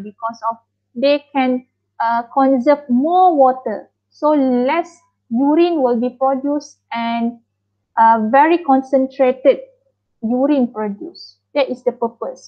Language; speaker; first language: English; non-native, local second language; Malay